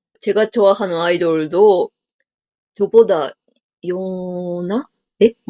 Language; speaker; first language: Korean; non-native, learner; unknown